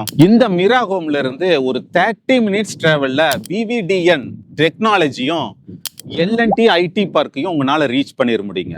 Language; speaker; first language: Tamil; native; Tamil